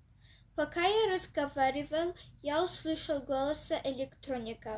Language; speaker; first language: Russian; early bilingual, heritage; Russian